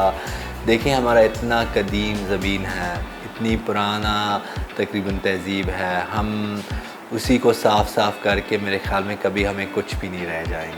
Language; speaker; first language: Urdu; early bilingual, heritage; Urdu